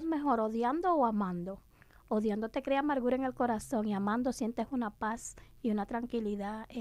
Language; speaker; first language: Spanish; native; Spanish